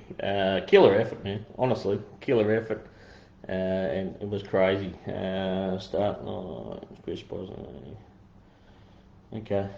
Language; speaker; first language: English; native; English